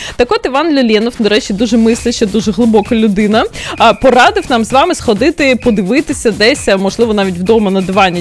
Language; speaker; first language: Ukrainian; native; Ukrainian